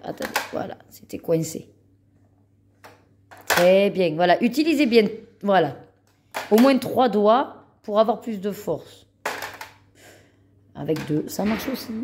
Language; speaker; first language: French; native; French